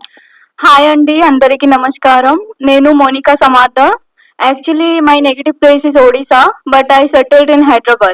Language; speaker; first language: Telugu; non-native, learner; Odia